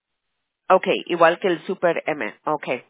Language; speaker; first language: Spanish; early bilingual, heritage; Spanish